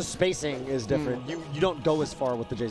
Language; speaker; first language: English; native; English